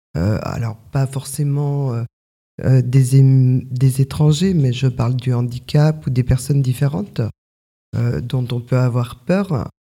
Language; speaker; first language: French; native; French